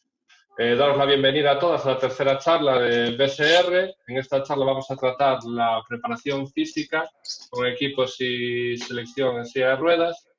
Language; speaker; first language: Spanish; native; Spanish